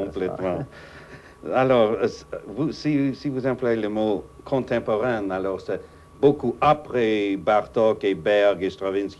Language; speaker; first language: French; non-native, fluent; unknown